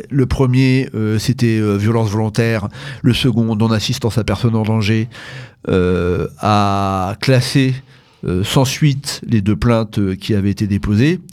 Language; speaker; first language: French; native; French